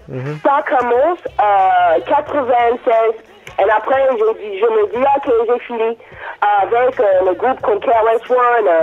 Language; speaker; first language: French; non-native, learner; English